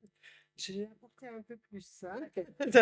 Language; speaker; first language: French; non-native, fluent; German